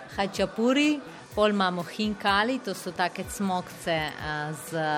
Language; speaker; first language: Slovenian; non-native, fluent; Georgian